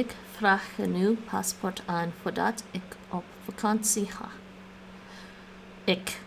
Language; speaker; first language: Dutch; non-native, learner; English